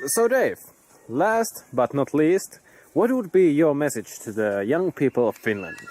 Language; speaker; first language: English; non-native, fluent; Finnish